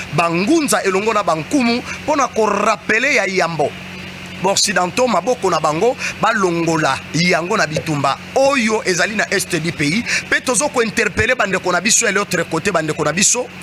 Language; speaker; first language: Lingala; non-native, local second language; Kongo